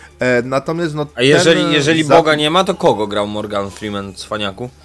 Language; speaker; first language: Polish; native; Polish